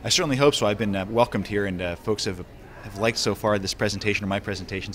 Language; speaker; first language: English; native; English